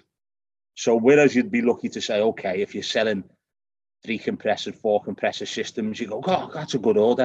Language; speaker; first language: English; native; English